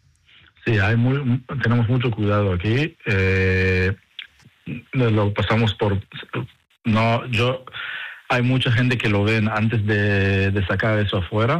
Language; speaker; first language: Spanish; non-native, fluent; Hebrew